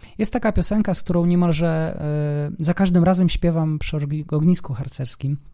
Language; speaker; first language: Polish; native; Polish